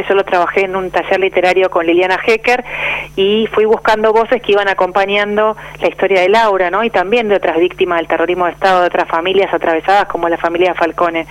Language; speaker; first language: Spanish; native; Spanish